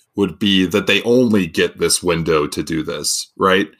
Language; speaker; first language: English; native; English